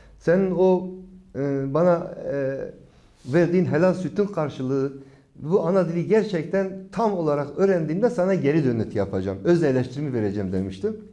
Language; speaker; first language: Turkish; non-native, local second language; Kurdish